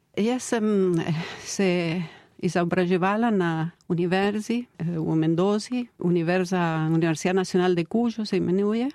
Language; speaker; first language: Slovenian; early bilingual, heritage; Slovenian